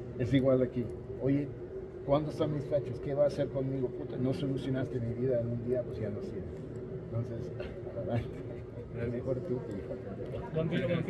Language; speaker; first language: Spanish; non-native, fluent; English